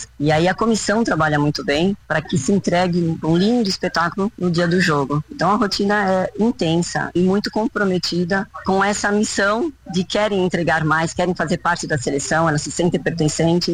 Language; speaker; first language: Portuguese; native; Portuguese